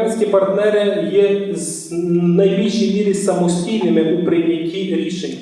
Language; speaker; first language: Ukrainian; native; Ukrainian